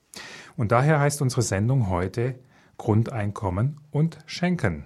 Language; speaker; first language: German; native; German